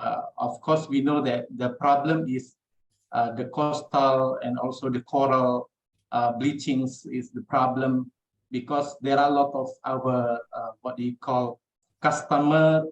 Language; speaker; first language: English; non-native, local second language; Indonesian